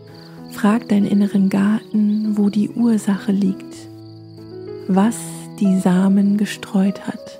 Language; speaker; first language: German; native; German